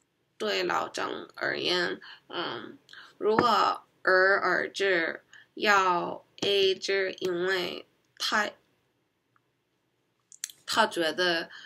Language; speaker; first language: Chinese; non-native, learner; Korean